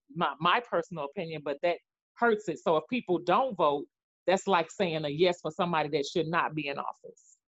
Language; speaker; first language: English; native; English